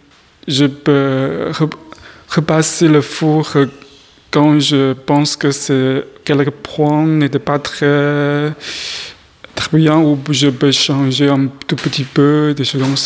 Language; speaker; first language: French; non-native, fluent; Chinese